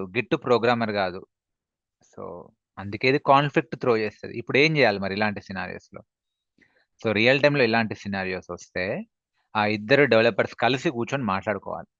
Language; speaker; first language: Telugu; native; Telugu